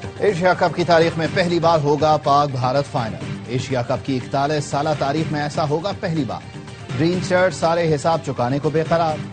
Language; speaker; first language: Urdu; native; Urdu